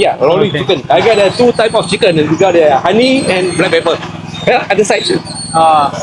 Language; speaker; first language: English; non-native, learner; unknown